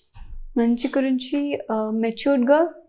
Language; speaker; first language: Telugu; non-native, learner; Tamil